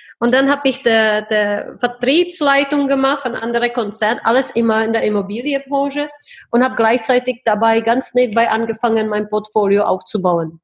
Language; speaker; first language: German; non-native, fluent; Czech